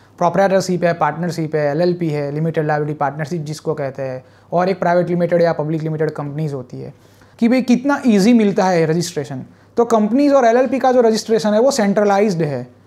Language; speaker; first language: Hindi; non-native, local second language; Gujarati